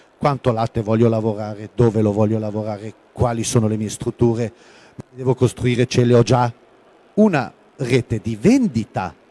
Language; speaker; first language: Italian; non-native, local second language; German